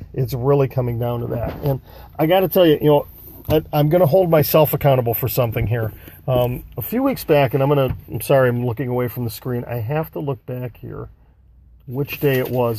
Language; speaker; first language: English; native; English